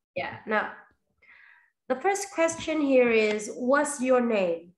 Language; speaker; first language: English; non-native, fluent; Vietnamese